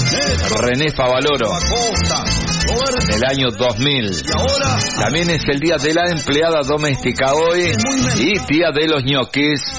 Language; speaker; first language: Spanish; native; Spanish